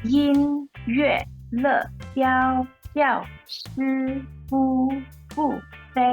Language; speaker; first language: Chinese; non-native, learner; English